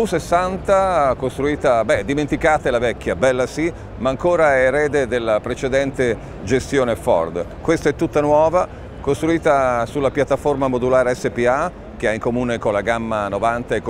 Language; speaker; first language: Italian; native; Italian